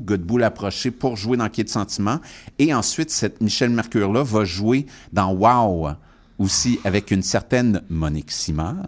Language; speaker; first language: French; native; French